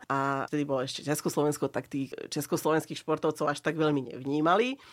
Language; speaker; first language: Slovak; non-native, local second language; Hungarian